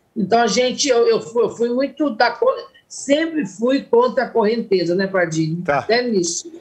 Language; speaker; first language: Portuguese; native; Portuguese